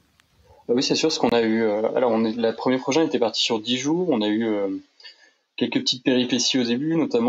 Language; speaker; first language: French; native; French